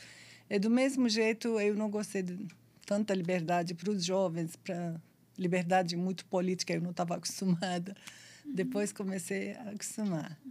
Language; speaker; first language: Portuguese; non-native, fluent; Arabic